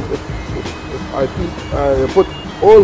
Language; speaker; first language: English; non-native, learner; Arabic